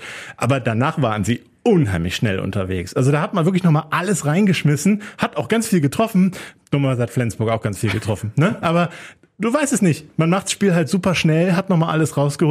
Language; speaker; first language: German; native; German